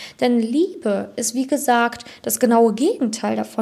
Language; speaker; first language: German; native; German